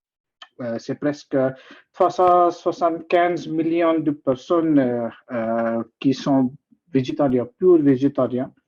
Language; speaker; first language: French; non-native, learner; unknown